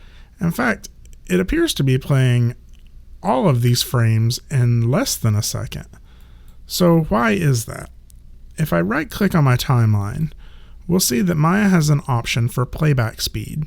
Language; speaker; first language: English; native; English